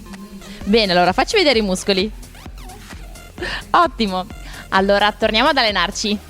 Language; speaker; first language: Italian; native; Italian